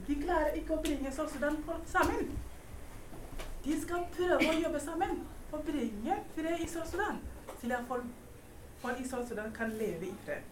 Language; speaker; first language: Norwegian; non-native, fluent; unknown